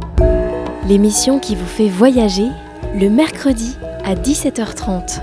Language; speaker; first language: French; native; French